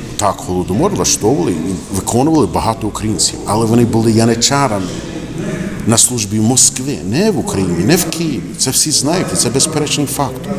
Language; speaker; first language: Ukrainian; native; Ukrainian